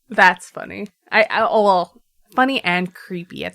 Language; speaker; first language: English; native; English